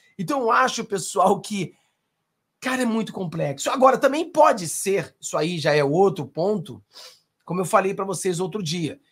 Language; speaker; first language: Portuguese; non-native, fluent; Spanish